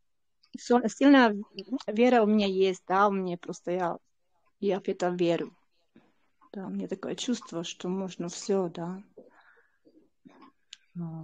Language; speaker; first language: Russian; non-native, fluent; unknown